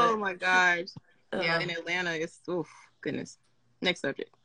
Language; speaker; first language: English; native; English